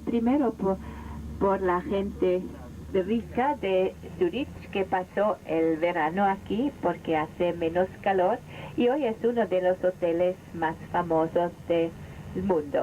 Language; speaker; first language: Spanish; non-native, fluent; German